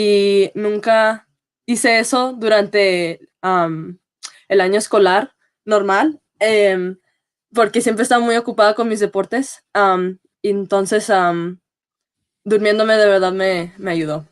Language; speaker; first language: Spanish; early bilingual, heritage; Spanish